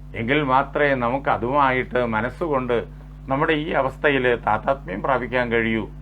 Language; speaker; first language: Malayalam; native; Malayalam